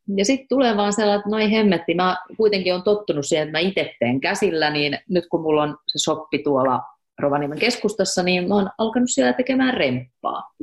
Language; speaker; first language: Finnish; native; Finnish